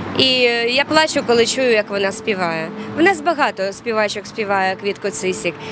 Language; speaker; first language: Ukrainian; non-native, local second language; Russian